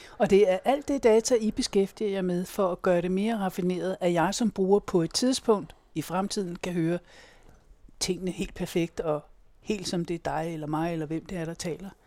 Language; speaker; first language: Danish; native; Danish